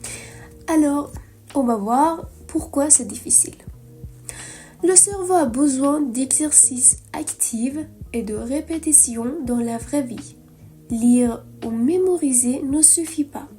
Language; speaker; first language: French; non-native, fluent; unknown